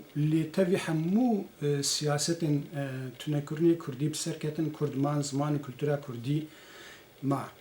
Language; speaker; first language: Kurdish; native; Kurdish